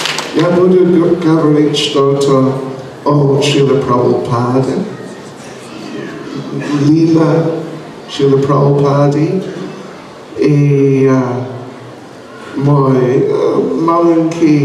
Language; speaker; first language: Russian; non-native, learner; English